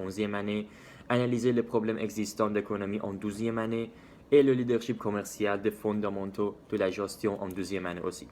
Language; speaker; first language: French; non-native, learner; Persian